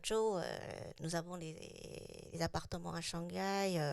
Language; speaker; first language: French; non-native, fluent; Chinese